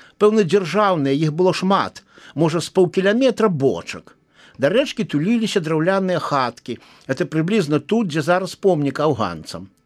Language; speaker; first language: Belarusian; native; Belarusian